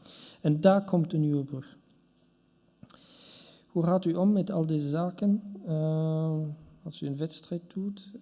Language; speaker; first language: Dutch; non-native, local second language; French